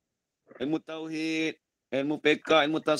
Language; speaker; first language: Arabic; non-native, fluent; Malay